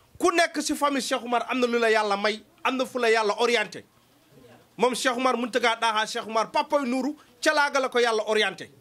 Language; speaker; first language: Wolof; non-native, local second language; Fula